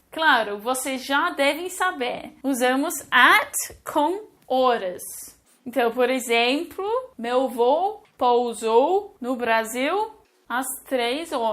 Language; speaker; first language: Portuguese; non-native, fluent; English